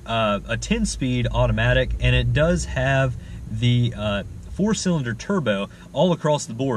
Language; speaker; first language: English; native; English